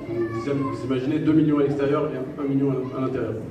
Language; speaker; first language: French; native; French